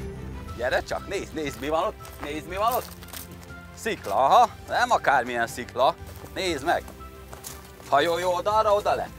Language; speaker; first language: Hungarian; native; Hungarian